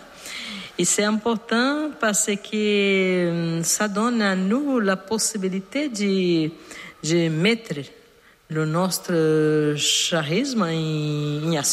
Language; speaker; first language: French; non-native, learner; Portuguese